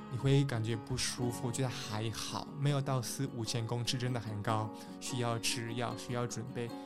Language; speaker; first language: Chinese; non-native, fluent; Spanish